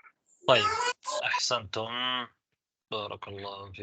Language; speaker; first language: Arabic; non-native, fluent; Tamil